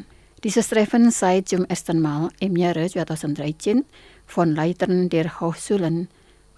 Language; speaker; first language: German; non-native, learner; Indonesian